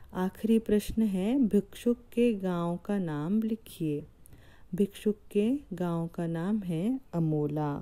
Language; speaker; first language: Hindi; non-native, local second language; Marathi